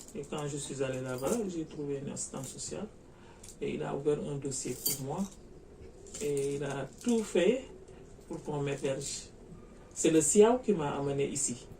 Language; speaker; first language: French; non-native, local second language; Wolof